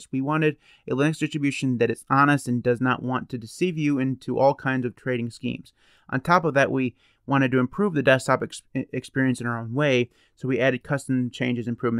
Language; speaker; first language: English; native; English